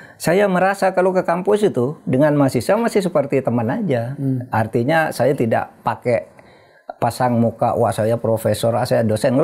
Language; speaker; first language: Indonesian; non-native, local second language; Madurese